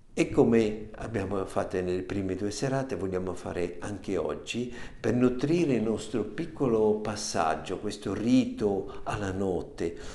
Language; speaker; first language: Italian; non-native, fluent; German